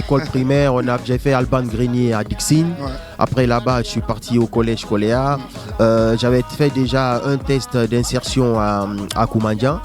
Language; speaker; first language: French; non-native, local second language; Fula